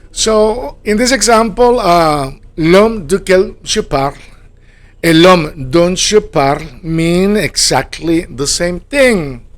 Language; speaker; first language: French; non-native, fluent; Spanish